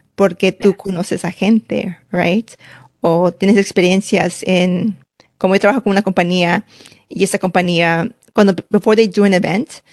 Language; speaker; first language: Spanish; early bilingual, heritage; Spanish